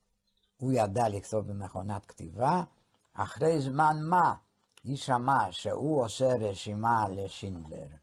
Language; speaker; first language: Hebrew; non-native, fluent; Polish